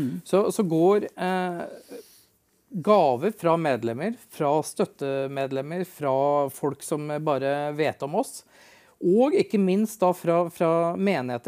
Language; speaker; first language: Norwegian; native; Norwegian